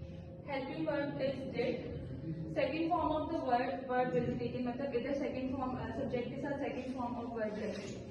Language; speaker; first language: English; non-native, learner; Urdu